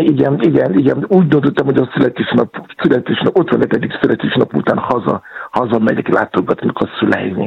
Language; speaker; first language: Hungarian; non-native, fluent; Yoruba